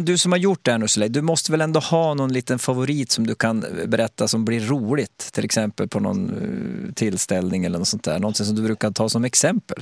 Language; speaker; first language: Swedish; native; Swedish